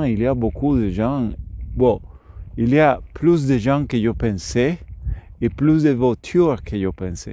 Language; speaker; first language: French; non-native, learner; Spanish